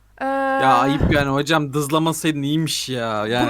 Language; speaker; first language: Turkish; native; Turkish